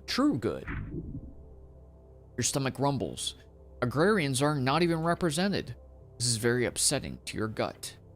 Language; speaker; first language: English; native; English